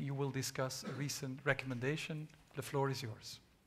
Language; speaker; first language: English; non-native, fluent; Dutch